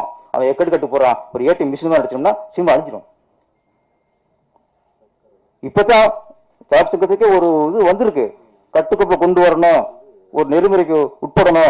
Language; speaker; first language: Tamil; native; Tamil